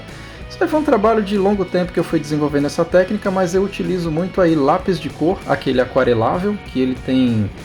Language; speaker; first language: Portuguese; native; Portuguese